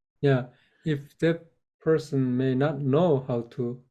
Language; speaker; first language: English; non-native, fluent; Korean